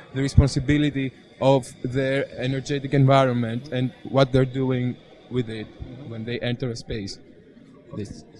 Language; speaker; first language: English; non-native, fluent; Greek